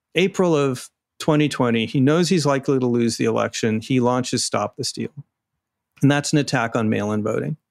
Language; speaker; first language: English; native; English